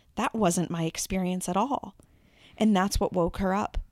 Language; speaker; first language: English; native; English